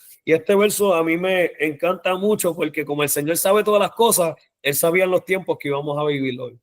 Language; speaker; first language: Spanish; native; Spanish